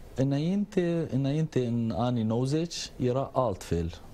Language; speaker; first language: Romanian; non-native, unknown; Arabic